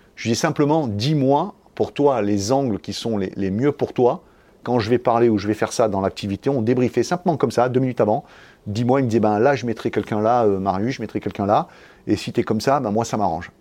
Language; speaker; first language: French; native; French